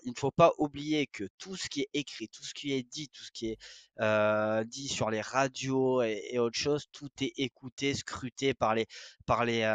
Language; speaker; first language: French; native; French